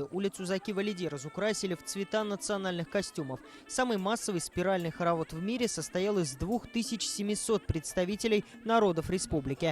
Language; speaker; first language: Russian; native; Russian